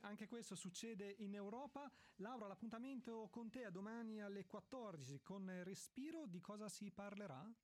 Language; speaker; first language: Italian; native; Italian